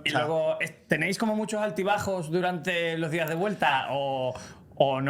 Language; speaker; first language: Spanish; native; Spanish